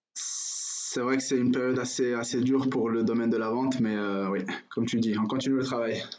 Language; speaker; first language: French; non-native, local second language; Arabic